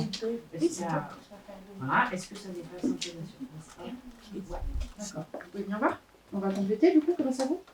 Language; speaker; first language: French; native; French